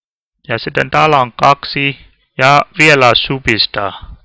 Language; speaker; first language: Finnish; non-native, learner; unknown